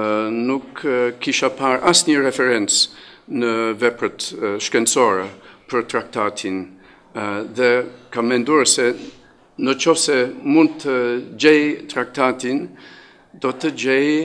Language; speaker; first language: Albanian; non-native, fluent; English